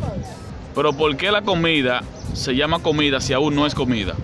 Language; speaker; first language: Spanish; native; Spanish